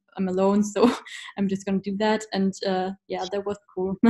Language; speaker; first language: English; non-native, fluent; German